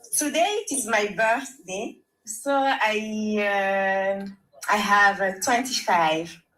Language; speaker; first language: English; non-native, learner; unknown